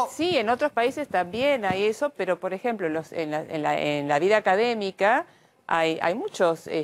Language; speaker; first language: Spanish; early bilingual, heritage; Spanish